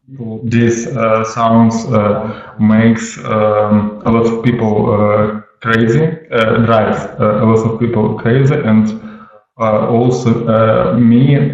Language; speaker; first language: English; non-native, learner; Russian